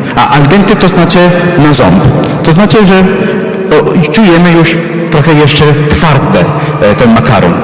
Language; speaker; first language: Polish; non-native, fluent; Italian